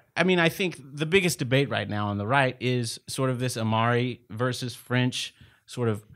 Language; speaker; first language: English; native; English